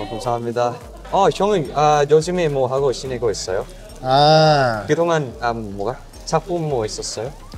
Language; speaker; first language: Korean; non-native, learner; Thai